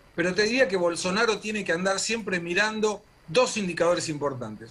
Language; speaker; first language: Spanish; native; Spanish